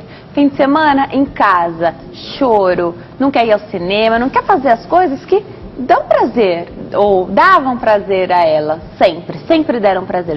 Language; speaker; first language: Portuguese; native; Portuguese